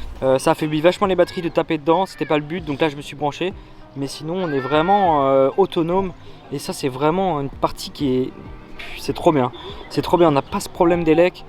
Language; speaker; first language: French; native; French